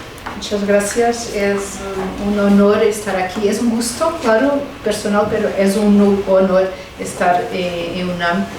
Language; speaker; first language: Spanish; non-native, fluent; Portuguese